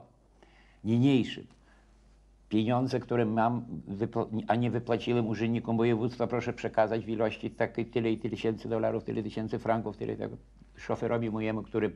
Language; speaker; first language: Polish; native; Polish